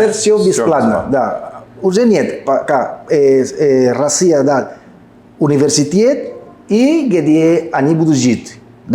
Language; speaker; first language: Russian; non-native, learner; Spanish